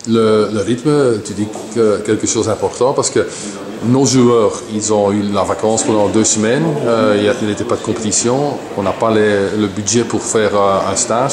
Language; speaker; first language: French; non-native, local second language; Dutch